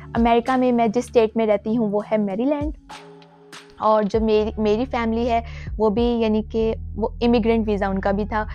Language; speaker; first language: Urdu; native; Urdu